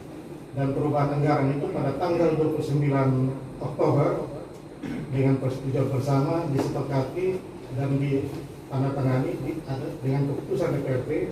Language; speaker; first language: Indonesian; native; Indonesian